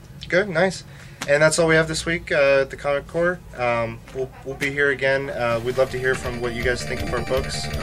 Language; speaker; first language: English; native; English